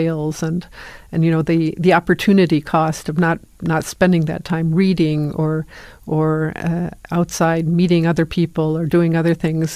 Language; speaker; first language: English; native; English